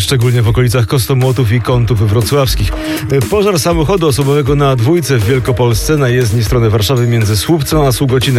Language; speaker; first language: Polish; native; Polish